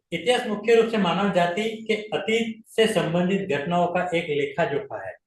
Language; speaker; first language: Hindi; non-native, local second language; Gujarati